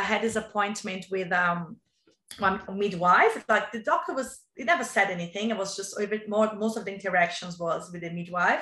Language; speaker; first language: English; non-native, fluent; Portuguese